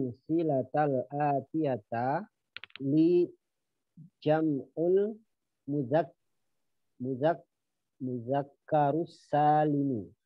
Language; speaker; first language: Arabic; non-native, learner; Indonesian